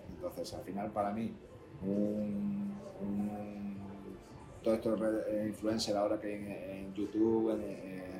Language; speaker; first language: Spanish; native; Spanish